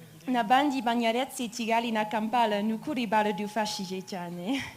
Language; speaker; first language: Kinyarwanda; non-native, learner; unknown